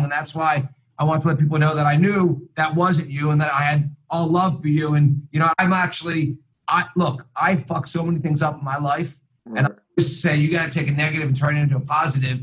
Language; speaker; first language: English; native; English